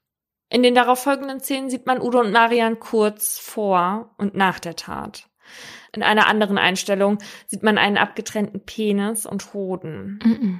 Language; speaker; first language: German; native; German